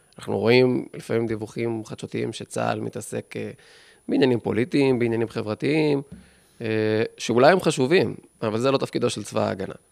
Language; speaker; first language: Hebrew; native; Hebrew